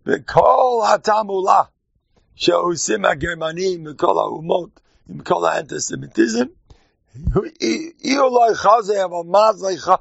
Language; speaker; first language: Hebrew; non-native, fluent; English